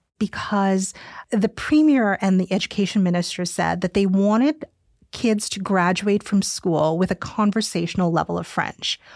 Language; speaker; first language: English; early bilingual, other home language; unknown